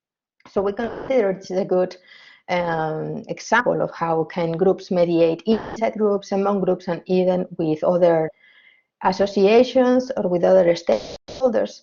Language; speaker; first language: English; non-native, fluent; Spanish